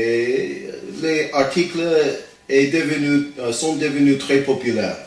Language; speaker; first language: French; non-native, learner; English